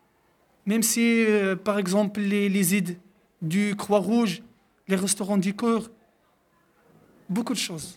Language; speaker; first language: French; non-native, local second language; Arabic